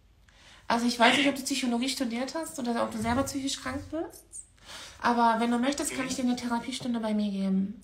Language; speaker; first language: German; native; German